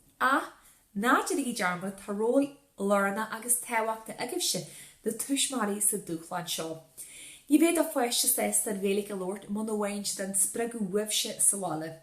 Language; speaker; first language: Irish; native; Irish